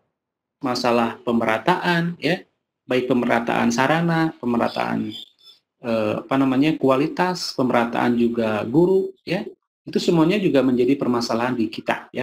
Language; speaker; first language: Indonesian; native; Indonesian